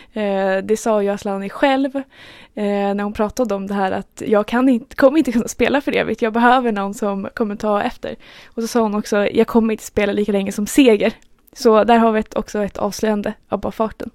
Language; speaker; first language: Swedish; native; Swedish